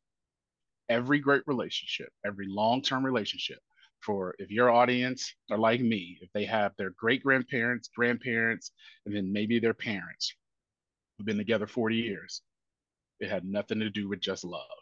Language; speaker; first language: English; native; English